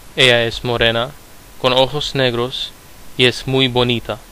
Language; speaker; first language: Spanish; non-native, fluent; Romanian